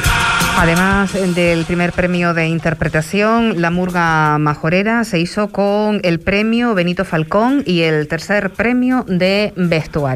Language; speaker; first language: Spanish; native; Spanish